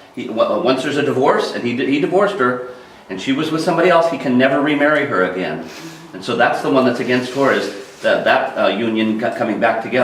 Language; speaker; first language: English; native; English